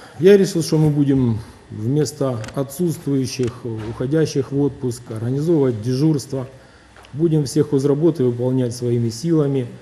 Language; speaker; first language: Russian; native; Russian